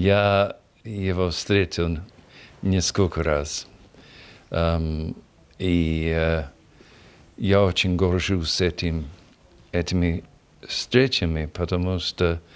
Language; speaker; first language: Russian; non-native, fluent; English